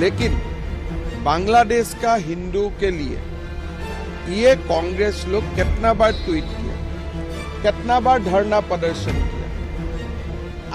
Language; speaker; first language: Hindi; non-native, local second language; Assamese